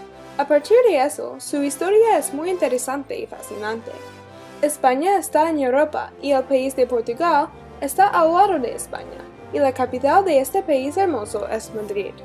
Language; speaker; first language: Spanish; non-native, learner; English